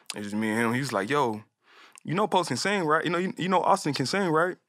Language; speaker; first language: English; native; English